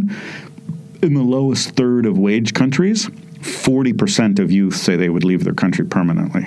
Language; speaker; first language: English; native; English